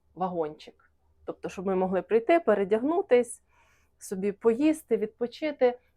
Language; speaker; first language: Ukrainian; non-native, local second language; Russian